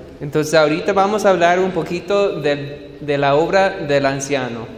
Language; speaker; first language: Spanish; non-native, fluent; English